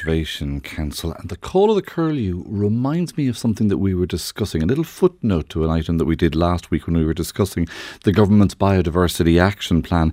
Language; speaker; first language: English; native; English